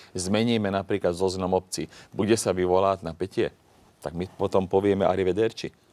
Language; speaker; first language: Slovak; non-native, local second language; Hungarian